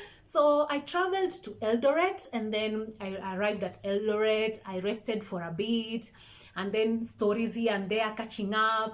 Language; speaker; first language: English; non-native, local second language; Swahili